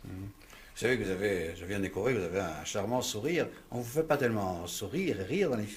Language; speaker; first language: French; native; French